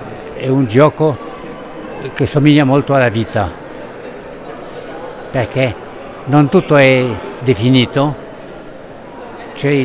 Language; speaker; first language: Italian; non-native, fluent; French